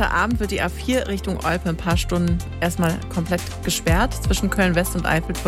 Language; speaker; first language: German; native; German